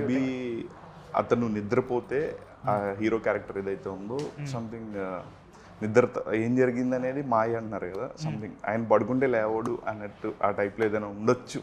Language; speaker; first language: Telugu; native; Telugu